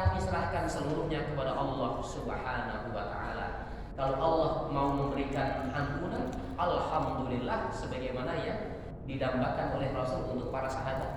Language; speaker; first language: Indonesian; native; Indonesian